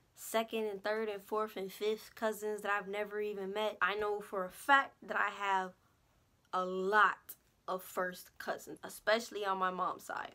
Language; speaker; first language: English; native; English